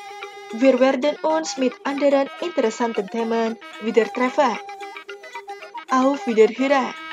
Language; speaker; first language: German; non-native, fluent; Indonesian